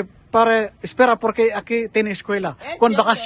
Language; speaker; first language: Spanish; non-native, learner; Filipino